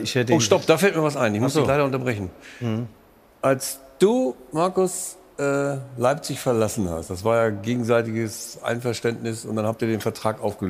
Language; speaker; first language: German; native; German